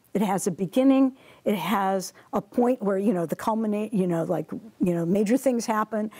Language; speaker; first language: English; native; English